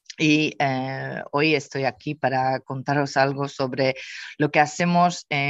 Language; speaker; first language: Spanish; non-native, fluent; Dutch